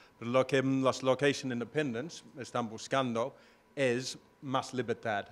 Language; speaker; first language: Spanish; non-native, fluent; English